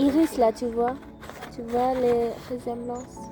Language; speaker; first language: French; non-native, learner; Indonesian